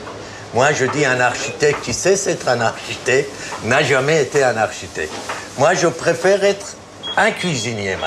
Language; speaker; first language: French; non-native, fluent; Persian